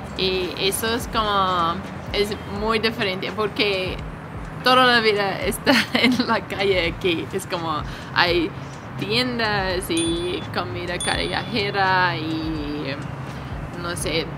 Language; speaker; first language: Spanish; non-native, learner; English